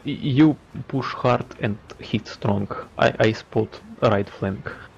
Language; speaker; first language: English; non-native, learner; Russian